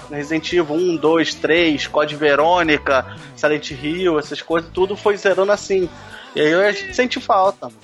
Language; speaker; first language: Portuguese; native; Portuguese